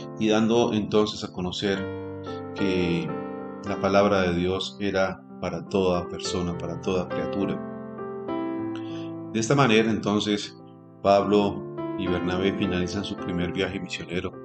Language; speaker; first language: Spanish; native; Spanish